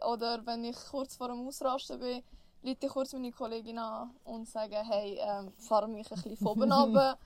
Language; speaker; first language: German; native; German